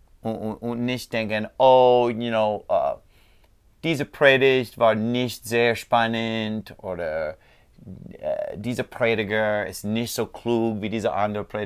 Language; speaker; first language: German; non-native, learner; English